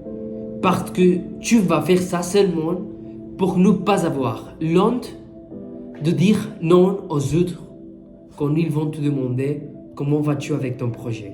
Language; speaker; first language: French; non-native, fluent; Spanish